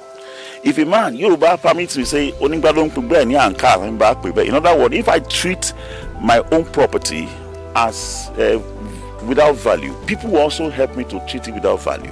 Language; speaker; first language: English; non-native, local second language; Yoruba